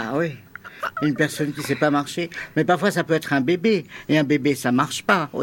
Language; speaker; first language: French; native; French